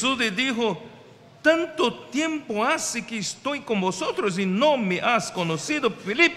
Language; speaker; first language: Spanish; non-native, fluent; Portuguese